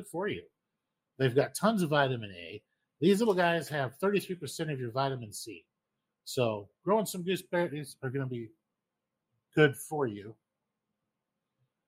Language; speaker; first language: English; native; English